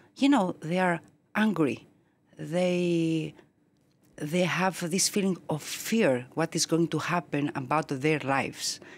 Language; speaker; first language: English; non-native, fluent; Greek